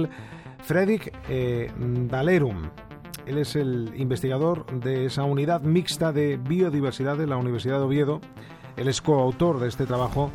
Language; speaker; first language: Spanish; native; Spanish